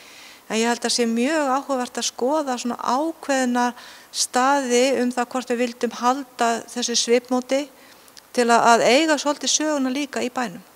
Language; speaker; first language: Icelandic; native; Icelandic